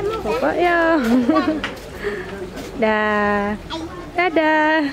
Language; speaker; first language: Indonesian; non-native, fluent; English